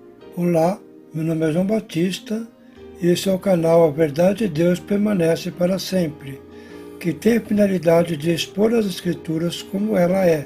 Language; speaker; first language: Portuguese; native; Portuguese